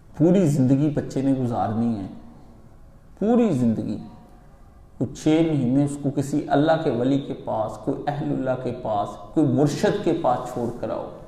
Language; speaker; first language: Urdu; non-native, local second language; Punjabi